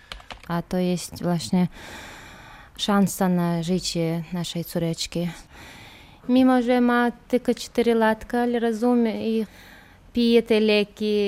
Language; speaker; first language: Polish; non-native, learner; Chechen